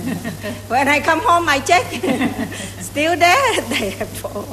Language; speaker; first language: English; non-native, learner; Vietnamese